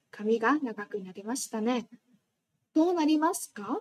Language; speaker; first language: Japanese; non-native, fluent; Vietnamese